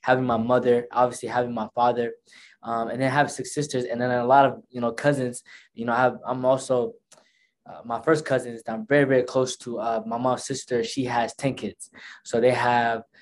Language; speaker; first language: English; early bilingual, other home language; Somali